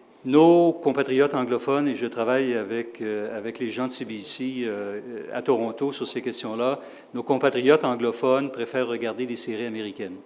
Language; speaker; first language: French; native; French